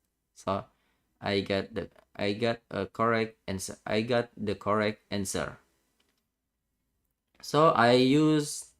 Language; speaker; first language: English; non-native, learner; Indonesian